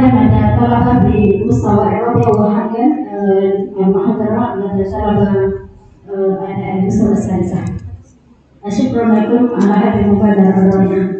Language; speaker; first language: Arabic; non-native, learner; Indonesian